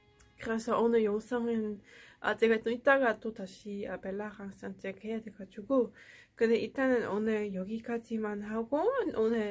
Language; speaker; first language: Korean; non-native, fluent; Dutch